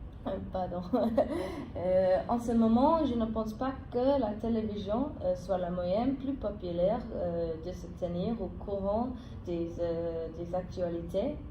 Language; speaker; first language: French; non-native, fluent; English